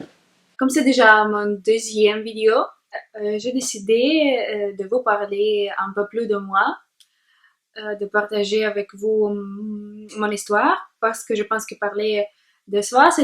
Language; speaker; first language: French; non-native, learner; Russian